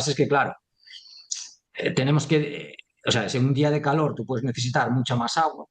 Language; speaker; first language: Spanish; native; Spanish